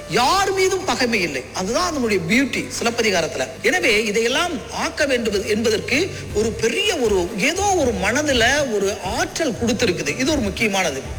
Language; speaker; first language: Tamil; native; Tamil